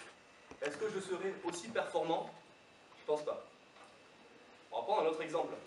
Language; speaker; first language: French; native; French